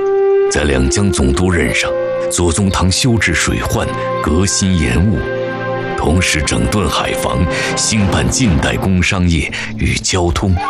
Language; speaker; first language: Chinese; native; Chinese